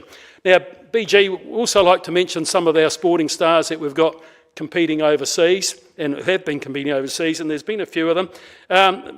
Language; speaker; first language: English; native; English